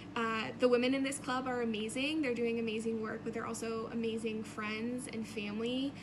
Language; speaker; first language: English; native; English